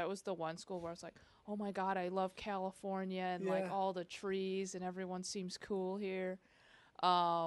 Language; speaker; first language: English; early bilingual, other home language; Chinese